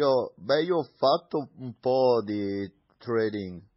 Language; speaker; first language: Italian; non-native, learner; English